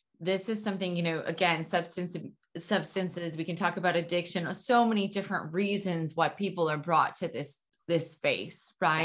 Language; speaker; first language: English; native; English